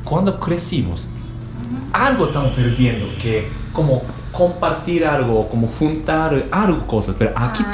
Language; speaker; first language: Spanish; non-native, learner; Japanese